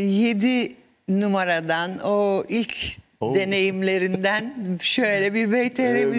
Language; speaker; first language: Turkish; native; Turkish